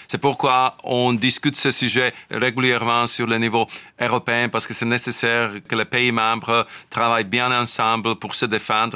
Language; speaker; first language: French; non-native, fluent; Slovak